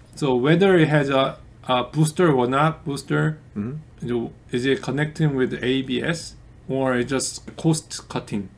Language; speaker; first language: English; non-native, fluent; Korean